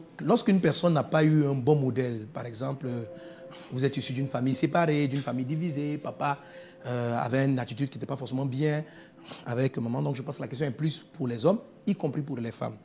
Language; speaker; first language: French; non-native, local second language; Dyula